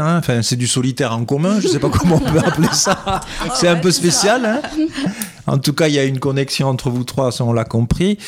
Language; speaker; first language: French; native; French